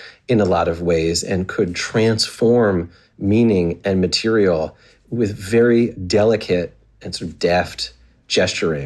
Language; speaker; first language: English; native; English